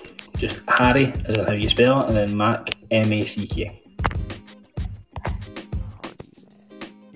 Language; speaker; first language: English; native; English